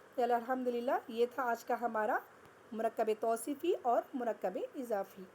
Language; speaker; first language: Urdu; native; Urdu